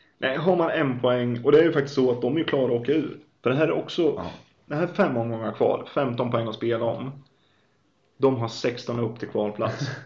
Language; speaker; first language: Swedish; native; Swedish